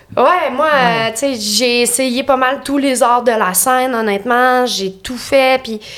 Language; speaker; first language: French; native; French